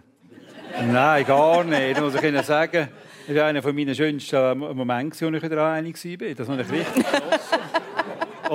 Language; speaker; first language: German; native; German